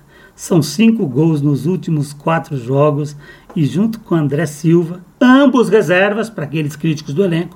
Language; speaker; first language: Portuguese; native; Portuguese